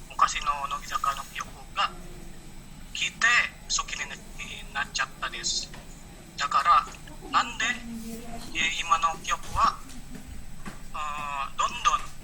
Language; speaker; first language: Japanese; non-native, learner; Indonesian